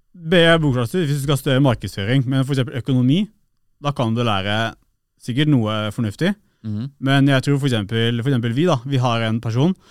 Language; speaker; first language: Norwegian; early bilingual, other home language; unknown